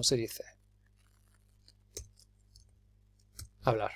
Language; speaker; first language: Spanish; non-native, fluent; English